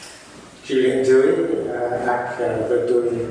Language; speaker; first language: Welsh; non-native, learner; English